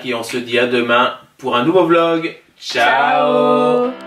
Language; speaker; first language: French; native; French